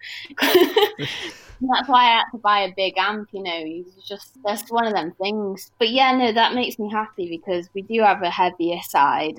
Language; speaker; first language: English; native; English